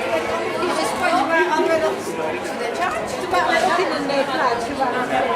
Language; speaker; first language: Dutch; native; Dutch